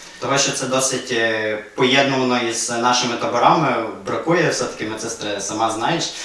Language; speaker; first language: Ukrainian; native; Ukrainian